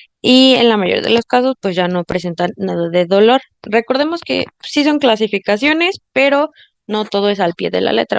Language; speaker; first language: Spanish; native; Spanish